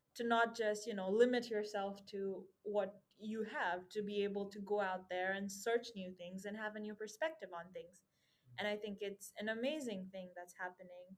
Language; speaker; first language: English; non-native, local second language; Nepali